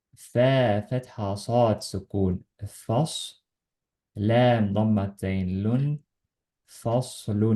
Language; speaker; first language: Arabic; non-native, learner; Estonian